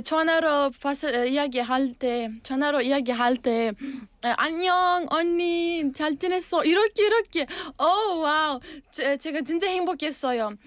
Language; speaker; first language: Korean; non-native, learner; Uzbek